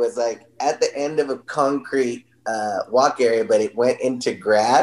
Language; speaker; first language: English; native; English